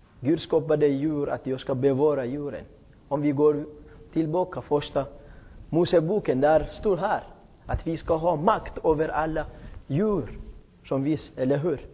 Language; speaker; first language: Swedish; non-native, fluent; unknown